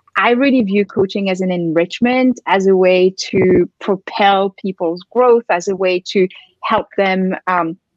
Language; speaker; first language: English; non-native, fluent; French